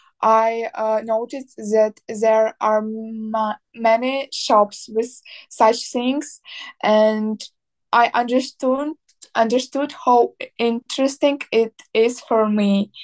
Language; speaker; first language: English; non-native, learner; Ukrainian